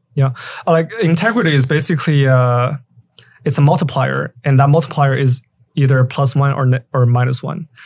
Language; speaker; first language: English; native; English